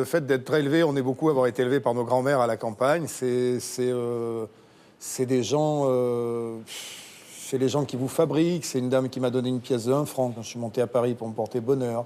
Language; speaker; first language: French; native; French